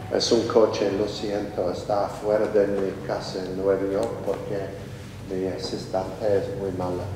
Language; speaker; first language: Spanish; non-native, fluent; English